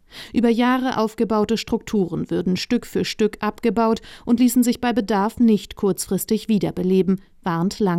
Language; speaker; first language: German; native; German